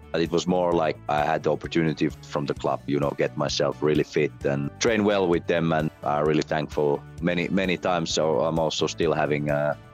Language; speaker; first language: English; non-native, fluent; Finnish